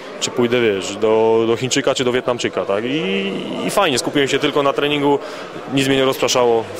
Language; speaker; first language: Polish; native; Polish